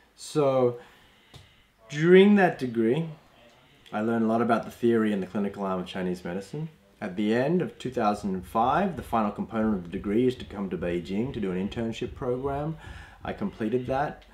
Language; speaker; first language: English; native; English